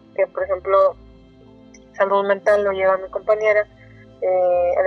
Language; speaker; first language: Spanish; non-native, local second language; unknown